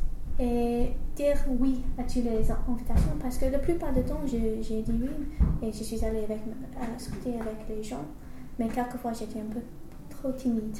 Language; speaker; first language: French; non-native, learner; English